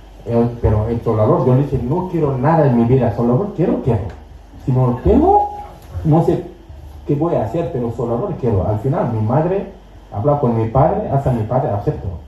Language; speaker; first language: Spanish; non-native, learner; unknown